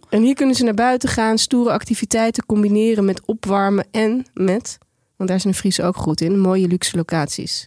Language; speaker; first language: Dutch; native; Dutch